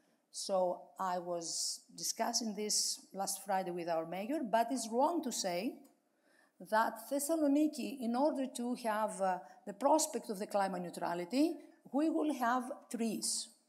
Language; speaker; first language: English; non-native, fluent; Greek